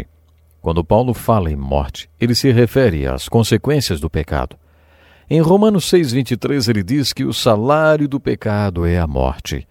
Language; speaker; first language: Portuguese; native; Portuguese